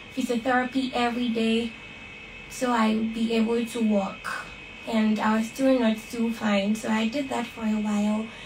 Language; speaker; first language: English; non-native, local second language; Akan